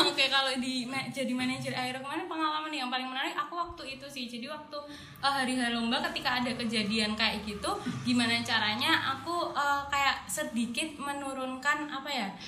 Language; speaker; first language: Indonesian; native; Indonesian